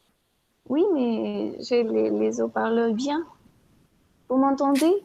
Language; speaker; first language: French; non-native, fluent; Spanish